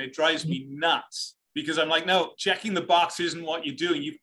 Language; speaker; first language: English; native; English